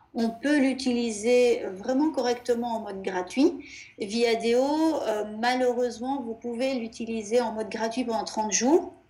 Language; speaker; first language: French; native; French